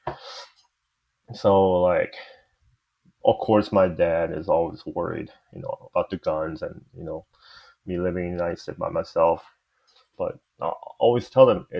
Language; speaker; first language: English; native; English